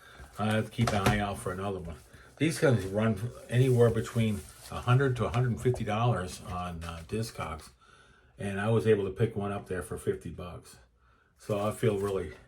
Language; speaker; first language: English; native; English